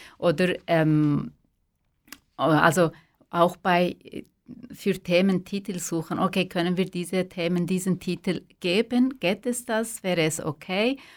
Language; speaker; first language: German; non-native, fluent; Kurdish